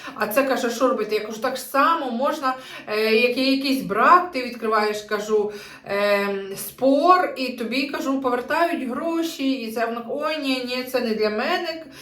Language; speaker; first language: Ukrainian; native; Ukrainian